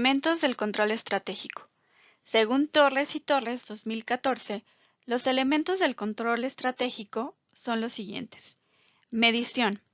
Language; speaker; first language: Spanish; native; Spanish